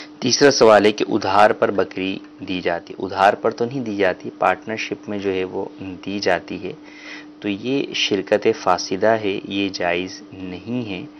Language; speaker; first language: Urdu; native; Urdu